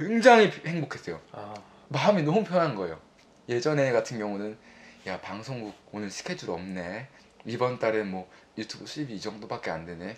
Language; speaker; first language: Korean; native; Korean